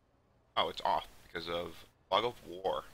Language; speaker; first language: English; native; English